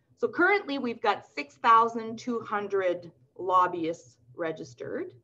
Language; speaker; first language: English; non-native, local second language; French